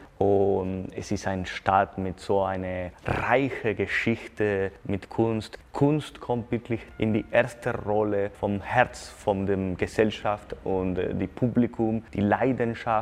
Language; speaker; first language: German; non-native, fluent; Spanish